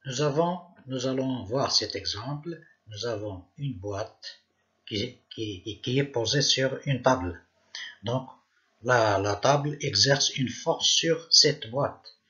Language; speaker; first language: French; non-native, local second language; Arabic